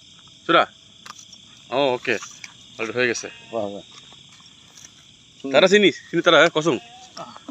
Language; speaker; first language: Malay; non-native, learner; Bangla